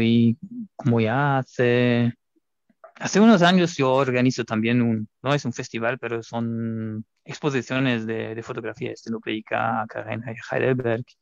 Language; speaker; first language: Spanish; non-native, fluent; German